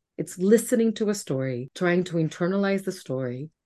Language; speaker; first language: English; non-native, fluent; Spanish